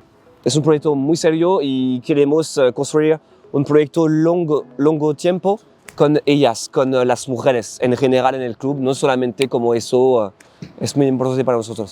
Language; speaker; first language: Spanish; non-native, learner; French